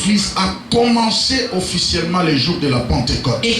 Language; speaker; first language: French; non-native, local second language; Lingala